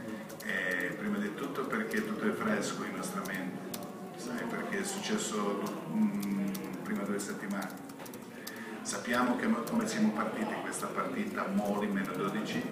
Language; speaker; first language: Italian; non-native, fluent; Croatian